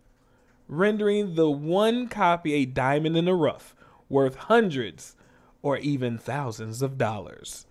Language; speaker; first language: English; native; English